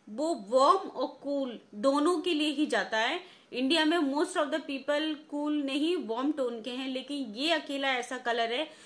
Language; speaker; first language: Hindi; native; Hindi